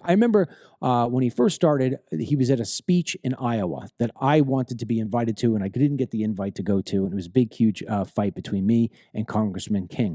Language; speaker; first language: English; native; English